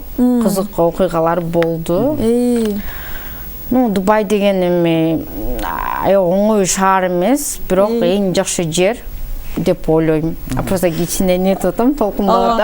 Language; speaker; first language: Kyrgyz; early bilingual, heritage; Kyrgyz